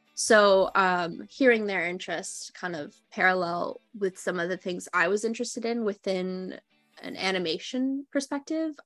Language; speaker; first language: English; native; English